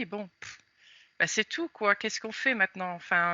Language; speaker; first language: French; native; French